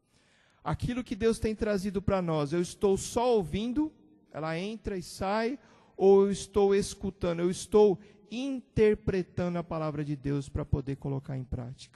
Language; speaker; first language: Portuguese; native; Portuguese